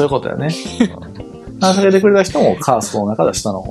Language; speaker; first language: Japanese; native; Japanese